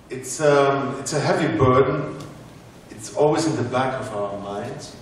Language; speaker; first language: English; non-native, fluent; German